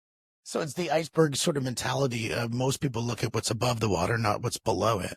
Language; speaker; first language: English; native; English